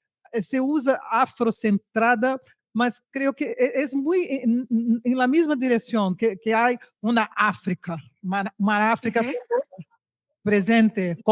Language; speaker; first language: Spanish; non-native, learner; Portuguese